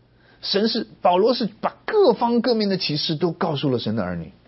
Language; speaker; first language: Chinese; native; Chinese